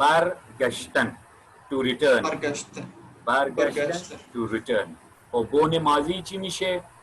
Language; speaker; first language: Persian; non-native, fluent; Urdu